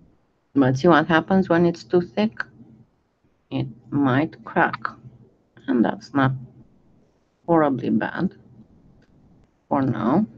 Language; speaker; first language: English; non-native, fluent; French